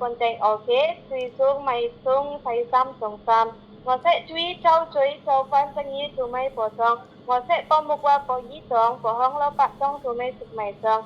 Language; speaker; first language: Cantonese; non-native, learner; Indonesian